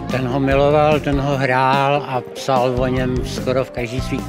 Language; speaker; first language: Czech; native; Czech